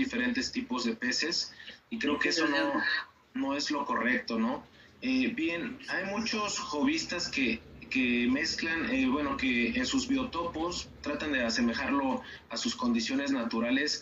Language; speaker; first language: Spanish; native; Spanish